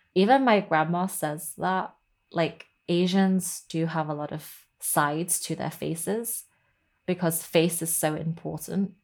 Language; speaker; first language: English; native; English